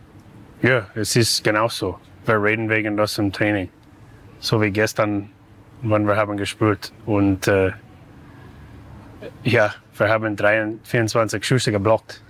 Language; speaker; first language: German; non-native, learner; English